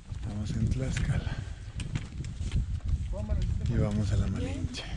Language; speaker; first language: Spanish; native; Spanish